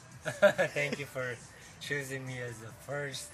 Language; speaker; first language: English; non-native, fluent; Japanese